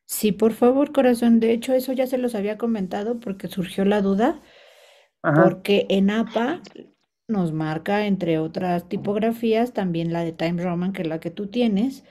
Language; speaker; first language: Spanish; native; Spanish